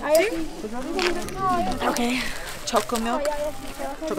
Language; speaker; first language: Spanish; early bilingual, heritage; Spanish